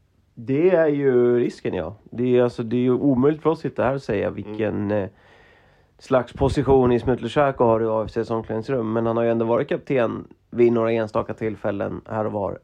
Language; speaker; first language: Swedish; native; Swedish